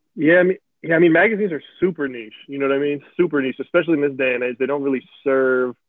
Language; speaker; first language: English; native; English